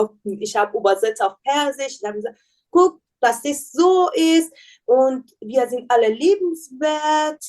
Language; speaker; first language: German; non-native, learner; Persian